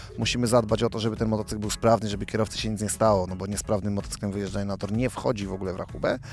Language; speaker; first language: Polish; native; Polish